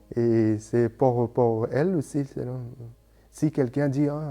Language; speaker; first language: French; non-native, learner; Bangla